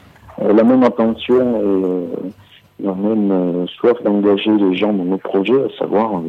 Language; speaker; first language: French; native; French